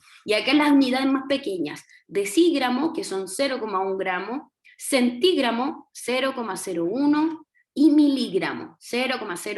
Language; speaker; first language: Spanish; native; Spanish